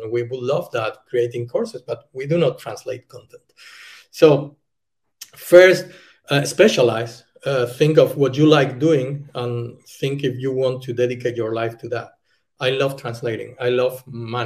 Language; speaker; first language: English; non-native, fluent; Spanish